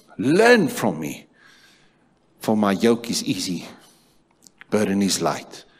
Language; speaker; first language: English; non-native, local second language; Afrikaans